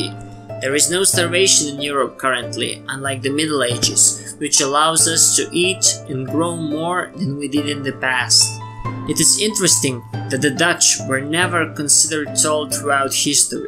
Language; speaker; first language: English; non-native, fluent; Serbian